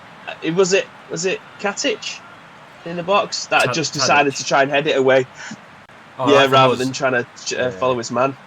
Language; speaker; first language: English; native; English